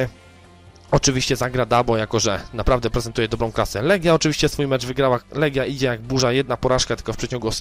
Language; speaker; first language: Polish; native; Polish